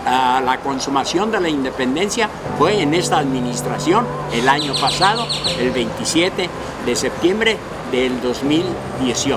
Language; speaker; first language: Spanish; native; Spanish